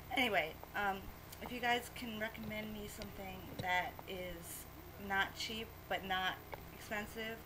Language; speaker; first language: English; native; English